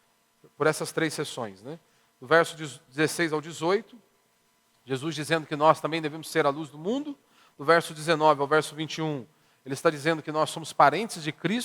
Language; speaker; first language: Portuguese; native; Portuguese